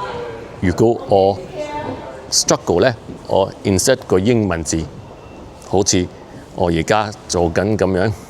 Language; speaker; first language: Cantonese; early bilingual, heritage; Cantonese